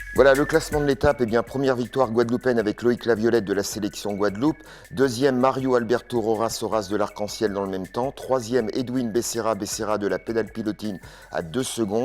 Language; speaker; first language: French; native; French